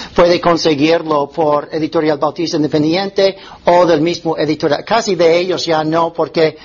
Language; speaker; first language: Spanish; non-native, fluent; English